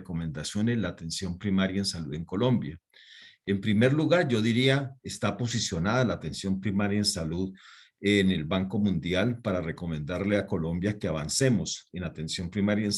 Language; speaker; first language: Spanish; native; Spanish